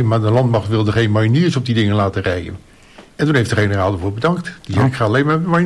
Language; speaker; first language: Dutch; native; Dutch